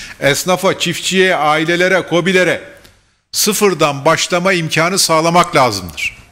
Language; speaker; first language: Turkish; native; Turkish